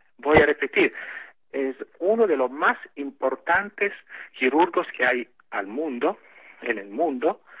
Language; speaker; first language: Spanish; non-native, fluent; Italian